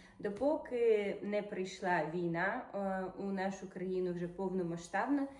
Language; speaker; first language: Ukrainian; non-native, local second language; Russian